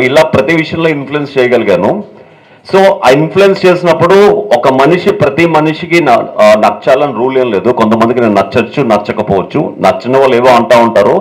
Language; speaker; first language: Telugu; native; Telugu